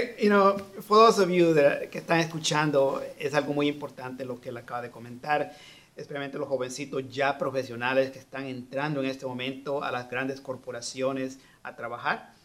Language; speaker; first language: Spanish; native; Spanish